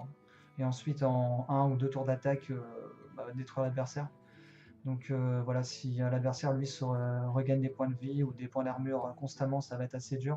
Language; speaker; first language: French; native; French